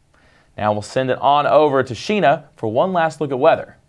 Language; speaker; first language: English; native; English